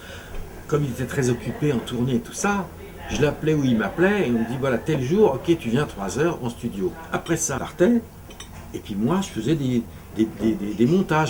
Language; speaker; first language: French; native; French